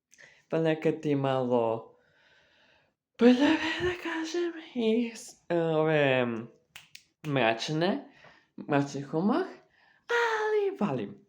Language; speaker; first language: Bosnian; early bilingual, heritage; Serbian